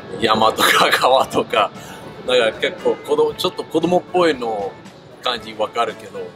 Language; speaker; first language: Japanese; early bilingual, heritage; English